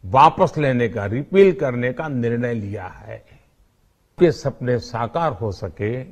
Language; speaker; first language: Hindi; non-native, local second language; Gujarati